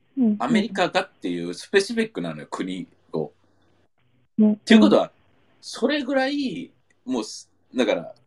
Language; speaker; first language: Japanese; non-native, fluent; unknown